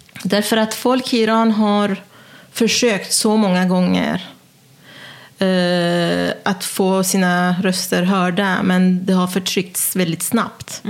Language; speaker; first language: Swedish; non-native, fluent; Persian